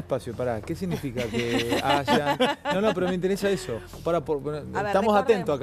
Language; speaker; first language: Spanish; native; Spanish